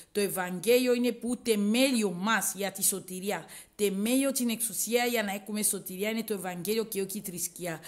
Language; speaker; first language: Greek; non-native, learner; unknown